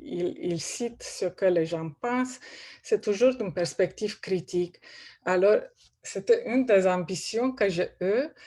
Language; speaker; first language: French; non-native, fluent; Romanian